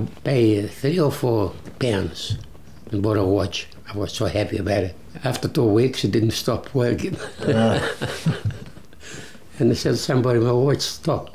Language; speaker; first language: English; non-native, learner; Greek